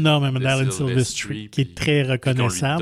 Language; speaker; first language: French; native; French